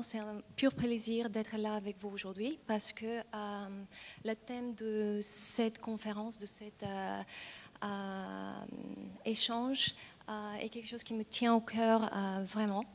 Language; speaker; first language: French; non-native, fluent; Bulgarian